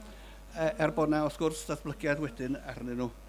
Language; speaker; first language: Welsh; native; Welsh